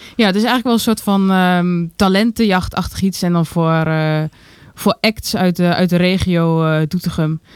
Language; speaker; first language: Dutch; native; Dutch